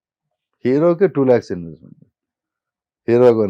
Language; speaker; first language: Telugu; non-native, local second language; Malayalam